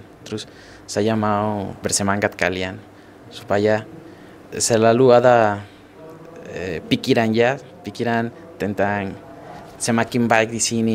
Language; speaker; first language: Indonesian; non-native, fluent; Spanish